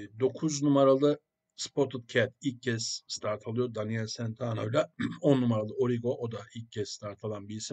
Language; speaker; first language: Turkish; native; Turkish